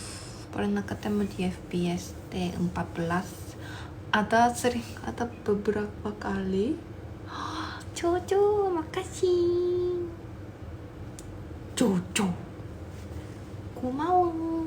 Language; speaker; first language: Indonesian; non-native, fluent; Korean